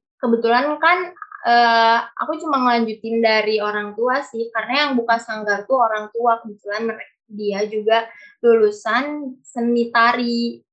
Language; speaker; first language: Indonesian; native; Indonesian